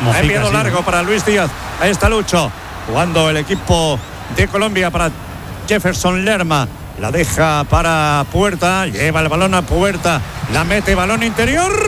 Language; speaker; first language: Spanish; native; Spanish